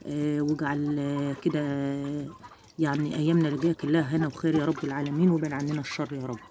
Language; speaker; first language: Arabic; native; Arabic